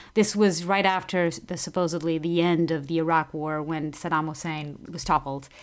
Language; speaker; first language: English; non-native, fluent; Portuguese